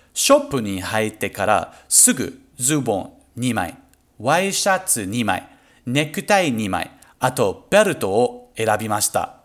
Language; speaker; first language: Japanese; non-native, fluent; English